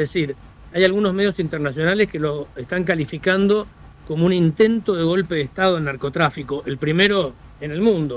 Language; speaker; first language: Spanish; native; Spanish